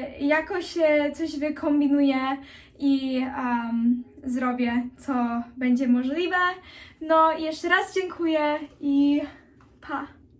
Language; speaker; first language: Polish; early bilingual, heritage; Polish